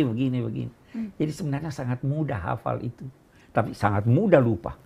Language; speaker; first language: Indonesian; native; Indonesian